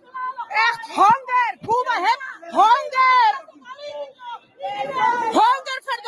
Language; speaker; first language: Dutch; non-native, learner; Spanish